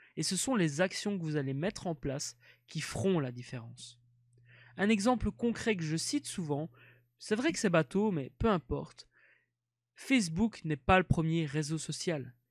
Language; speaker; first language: French; native; French